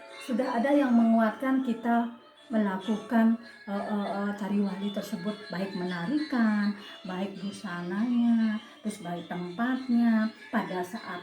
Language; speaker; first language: Indonesian; non-native, local second language; Balinese